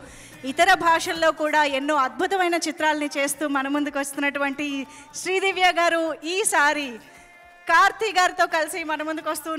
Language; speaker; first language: Telugu; native; Telugu